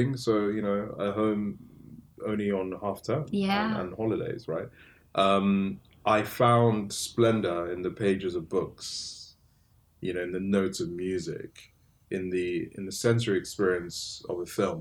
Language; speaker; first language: English; native; English